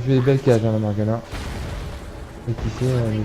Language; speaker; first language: French; native; French